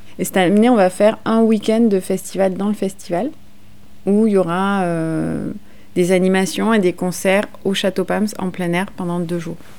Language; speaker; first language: French; native; French